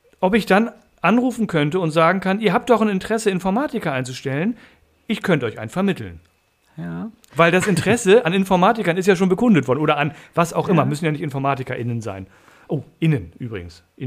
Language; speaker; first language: German; native; German